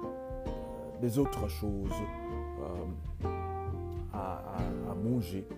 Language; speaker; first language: French; non-native, learner; English